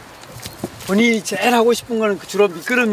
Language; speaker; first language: Korean; native; Korean